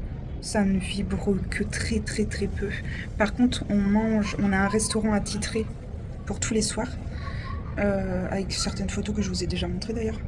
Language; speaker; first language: French; native; French